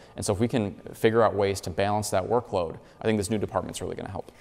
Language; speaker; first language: English; native; English